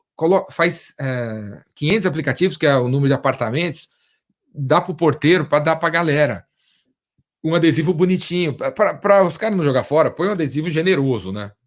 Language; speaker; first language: Portuguese; native; Portuguese